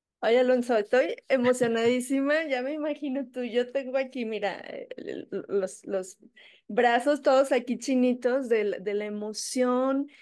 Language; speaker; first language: Spanish; native; Spanish